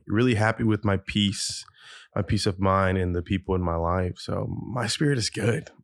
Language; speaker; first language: English; early bilingual, other home language; Spanish